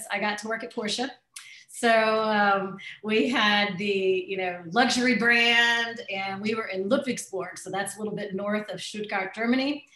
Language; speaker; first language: English; native; English